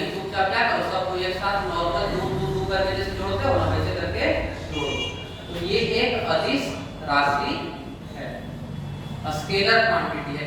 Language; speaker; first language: Hindi; native; Hindi